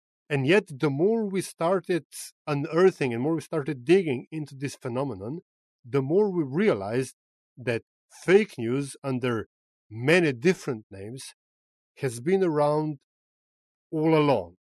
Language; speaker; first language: English; non-native, fluent; Slovenian